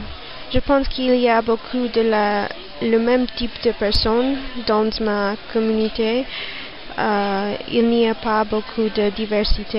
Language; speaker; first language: French; non-native, learner; English